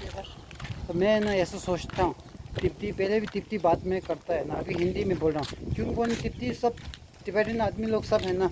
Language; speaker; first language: Hindi; non-native, local second language; Tibetan